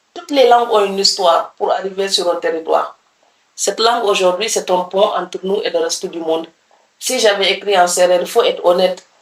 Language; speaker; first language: French; non-native, local second language; Serer